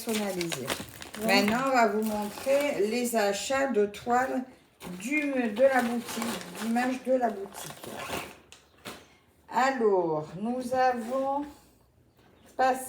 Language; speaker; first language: French; native; French